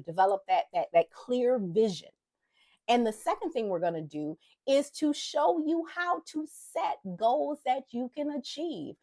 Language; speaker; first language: English; native; English